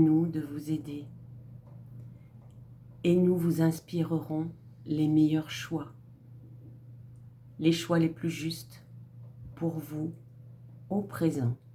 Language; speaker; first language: French; native; French